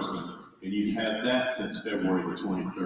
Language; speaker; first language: English; native; English